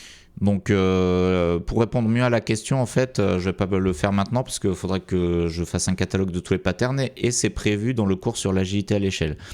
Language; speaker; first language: French; native; French